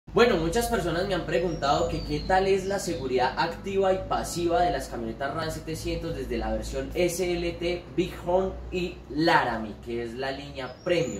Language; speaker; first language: Spanish; native; Spanish